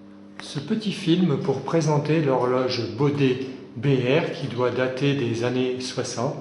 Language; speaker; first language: French; native; French